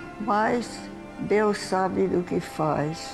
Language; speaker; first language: Portuguese; early bilingual, heritage; Portuguese